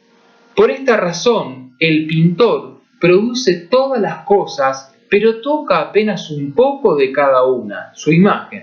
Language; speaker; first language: Spanish; native; Spanish